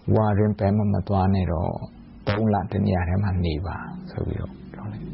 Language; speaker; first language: Burmese; non-native, local second language; Shan